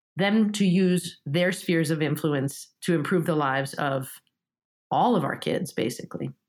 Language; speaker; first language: English; early bilingual, other home language; Japanese